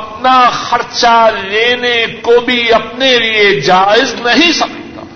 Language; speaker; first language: Urdu; non-native, local second language; Punjabi